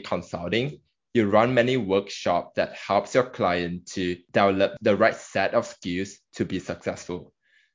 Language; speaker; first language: English; non-native, local second language; Chinese